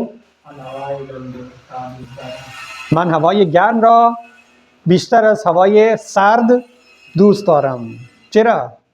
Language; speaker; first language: Persian; non-native, fluent; Urdu